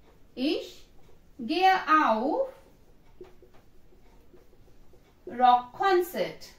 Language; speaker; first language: German; non-native, learner; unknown